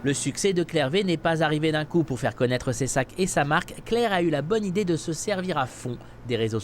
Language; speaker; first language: French; native; French